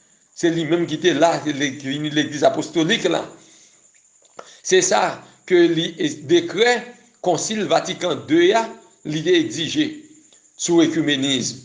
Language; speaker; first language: French; non-native, local second language; Haitian Creole